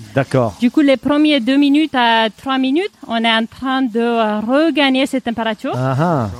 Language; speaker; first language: French; non-native, fluent; Romanian